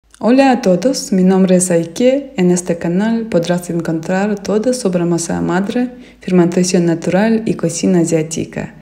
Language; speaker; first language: Spanish; non-native, fluent; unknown